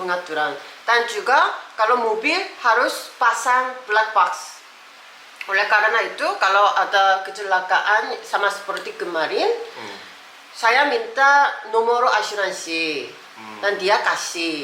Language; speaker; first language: Indonesian; non-native, learner; Korean